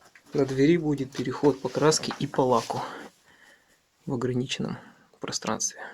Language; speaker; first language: Russian; native; Russian